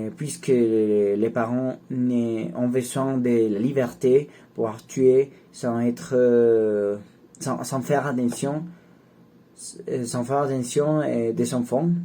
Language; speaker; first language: French; non-native, learner; Spanish